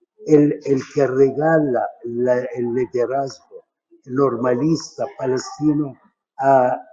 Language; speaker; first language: Spanish; non-native, fluent; Arabic